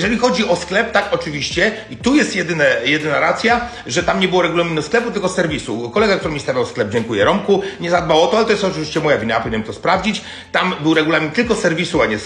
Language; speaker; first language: Polish; native; Polish